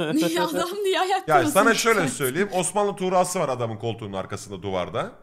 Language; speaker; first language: Turkish; native; Turkish